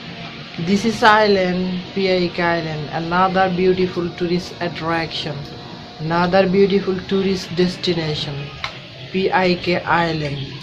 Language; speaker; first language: English; non-native, learner; Bangla